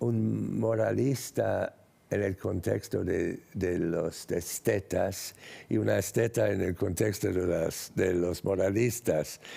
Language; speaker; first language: Spanish; non-native, fluent; English